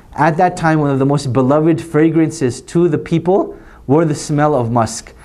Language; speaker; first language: English; native; English